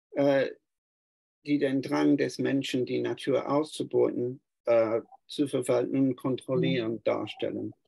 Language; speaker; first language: German; non-native, fluent; English